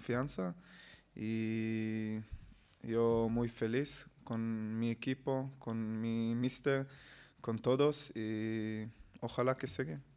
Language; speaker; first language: Spanish; non-native, learner; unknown